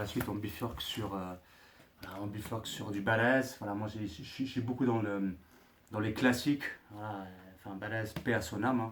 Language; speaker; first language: French; native; French